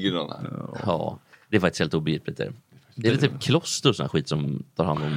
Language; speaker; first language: Swedish; native; Swedish